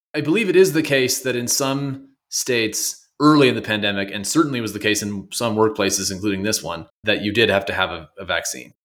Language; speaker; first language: English; native; English